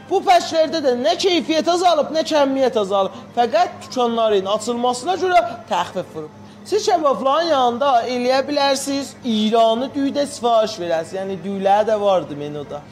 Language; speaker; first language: Azerbaijani; native; Azerbaijani